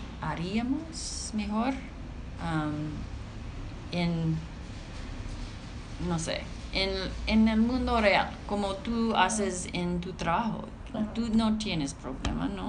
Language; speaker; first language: Spanish; non-native, learner; English